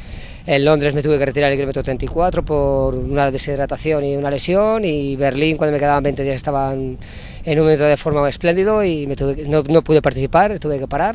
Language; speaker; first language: Spanish; native; Spanish